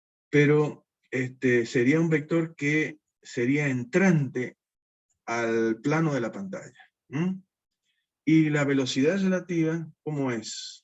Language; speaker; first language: Spanish; native; Spanish